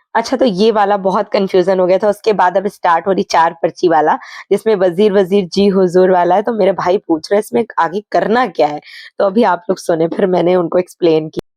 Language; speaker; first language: Hindi; native; Hindi